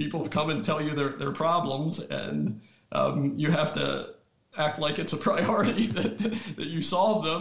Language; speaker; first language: English; native; English